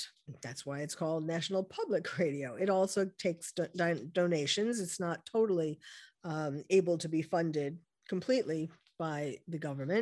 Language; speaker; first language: English; native; English